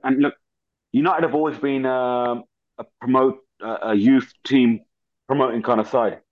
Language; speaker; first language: English; native; English